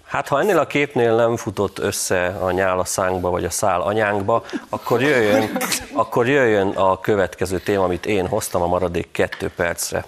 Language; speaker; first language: Hungarian; native; Hungarian